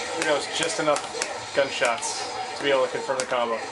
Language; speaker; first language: English; native; English